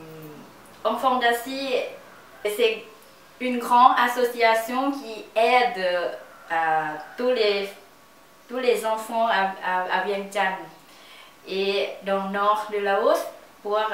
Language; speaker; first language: French; non-native, learner; Lao